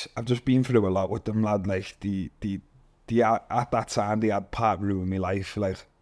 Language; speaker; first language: English; native; English